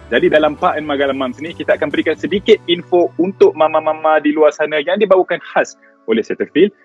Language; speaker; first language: Malay; native; Malay